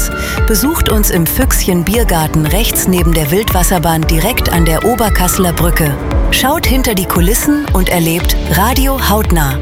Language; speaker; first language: German; native; German